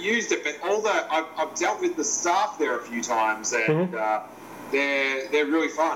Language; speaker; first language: English; native; English